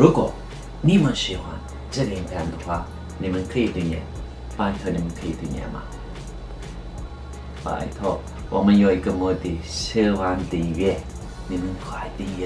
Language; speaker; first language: Chinese; non-native, learner; Turkish